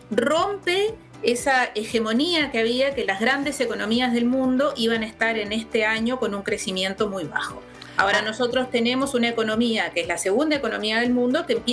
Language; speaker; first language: Spanish; native; Spanish